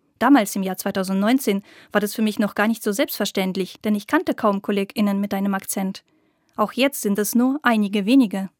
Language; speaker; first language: German; non-native, fluent; Russian